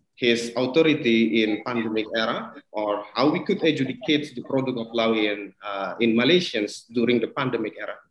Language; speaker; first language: English; non-native, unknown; Indonesian